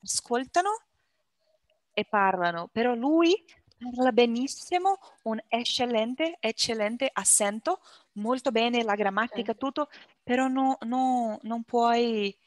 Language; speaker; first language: Italian; non-native, learner; Portuguese